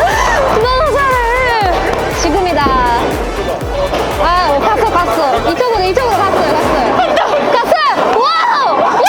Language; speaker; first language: Korean; non-native, fluent; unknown